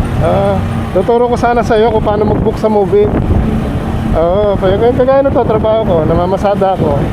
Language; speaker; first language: Filipino; native; Filipino